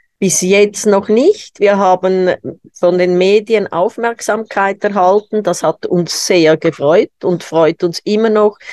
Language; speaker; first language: German; native; German